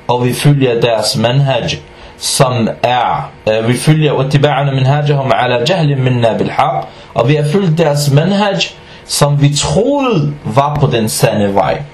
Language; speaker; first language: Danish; non-native, fluent; Arabic